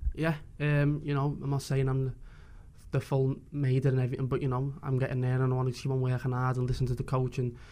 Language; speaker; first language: English; native; English